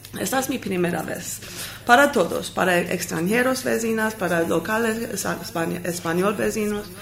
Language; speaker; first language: Spanish; non-native, learner; Armenian